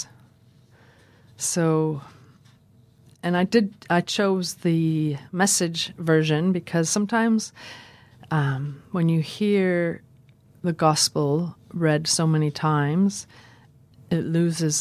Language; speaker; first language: English; native; English